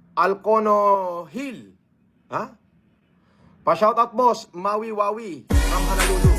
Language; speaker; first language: Filipino; native; Filipino